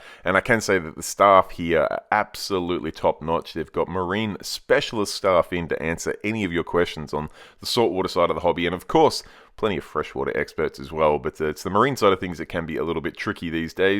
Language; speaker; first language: English; native; English